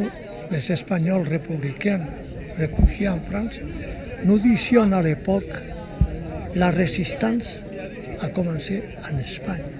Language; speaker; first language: French; non-native, fluent; Spanish